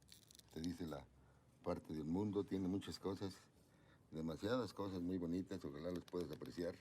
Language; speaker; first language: Spanish; native; Spanish